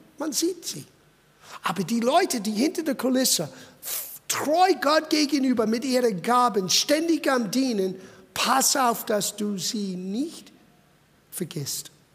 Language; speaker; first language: German; non-native, fluent; English